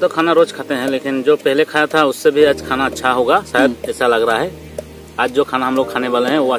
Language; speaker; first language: Hindi; non-native, local second language; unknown